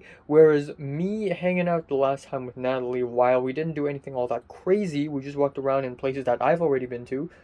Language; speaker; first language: English; non-native, local second language; Cantonese